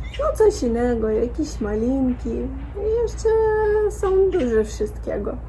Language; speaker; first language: Polish; non-native, learner; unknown